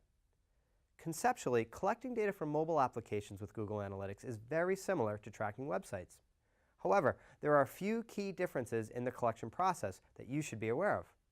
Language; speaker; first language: English; native; English